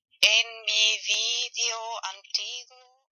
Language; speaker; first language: Spanish; non-native, fluent; German